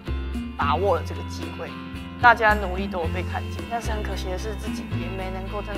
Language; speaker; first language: Chinese; native; Chinese